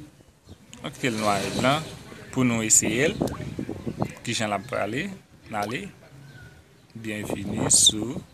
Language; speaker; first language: French; non-native, local second language; Haitian Creole